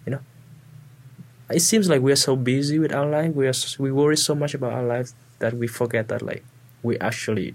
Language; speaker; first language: English; non-native, fluent; Vietnamese